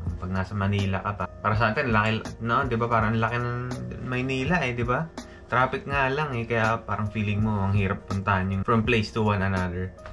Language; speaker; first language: Filipino; native; Filipino